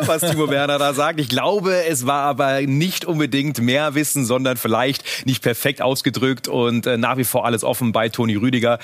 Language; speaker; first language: German; native; German